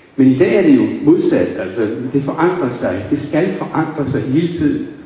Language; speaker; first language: Danish; native; Danish